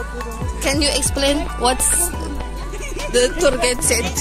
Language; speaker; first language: English; non-native, learner; Indonesian